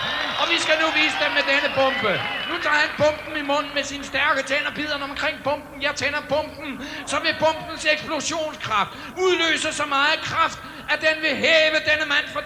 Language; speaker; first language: Danish; native; Danish